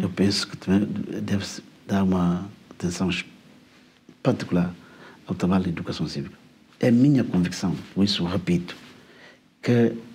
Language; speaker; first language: Portuguese; non-native, local second language; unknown